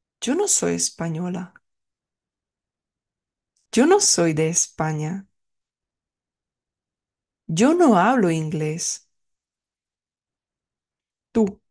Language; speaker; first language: Spanish; non-native, fluent; Czech